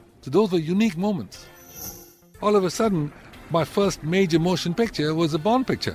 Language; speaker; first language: English; non-native, local second language; Tamil